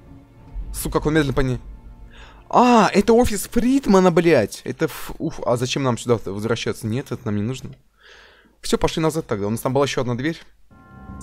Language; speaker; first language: Russian; native; Russian